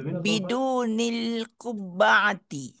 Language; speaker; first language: Arabic; non-native, learner; Malay